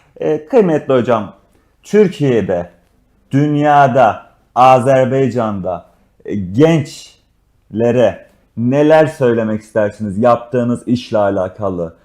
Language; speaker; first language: Turkish; native; Turkish